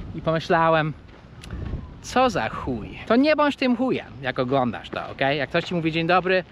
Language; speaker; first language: Polish; non-native, fluent; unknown